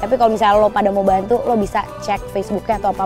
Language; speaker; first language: Indonesian; native; Indonesian